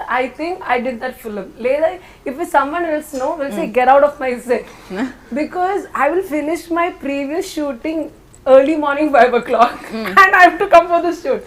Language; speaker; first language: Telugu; non-native, learner; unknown